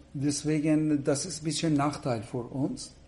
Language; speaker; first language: German; non-native, learner; Persian